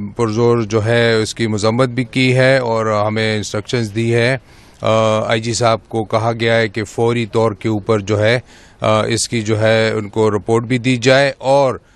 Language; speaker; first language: Urdu; non-native, local second language; Pashto